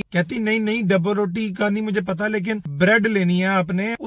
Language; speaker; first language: Urdu; native; Urdu